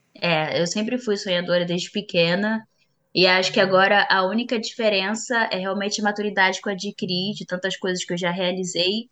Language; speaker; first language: Portuguese; native; Portuguese